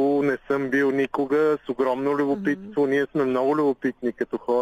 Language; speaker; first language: Bulgarian; native; Bulgarian